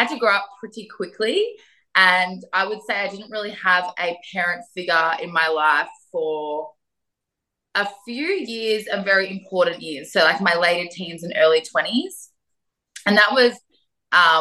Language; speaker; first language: English; native; English